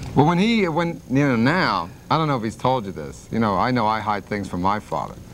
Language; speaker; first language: English; native; English